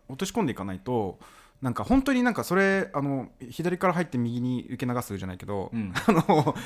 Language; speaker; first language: Japanese; native; Japanese